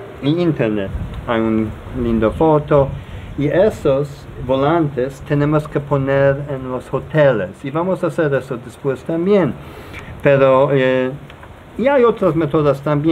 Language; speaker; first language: Spanish; non-native, learner; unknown